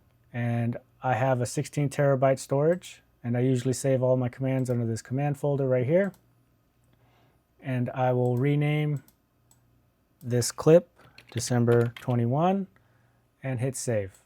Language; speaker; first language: English; native; English